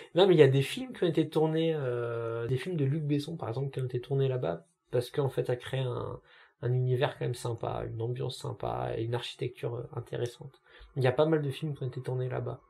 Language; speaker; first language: French; native; French